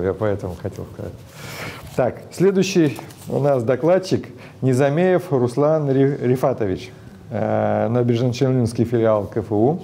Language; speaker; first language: Russian; native; Russian